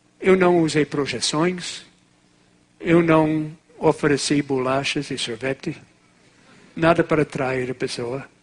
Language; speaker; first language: Portuguese; non-native, fluent; English